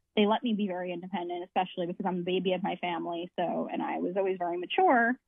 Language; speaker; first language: English; native; English